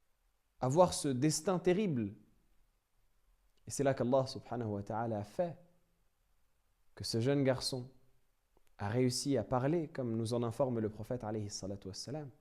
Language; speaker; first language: French; native; French